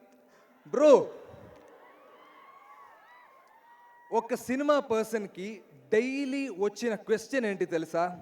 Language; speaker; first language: Telugu; non-native, learner; Malayalam